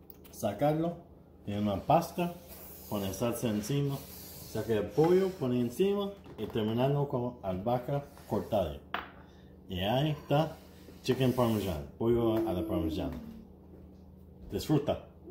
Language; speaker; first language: Spanish; non-native, learner; English